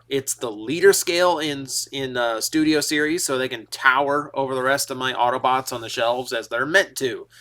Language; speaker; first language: English; native; English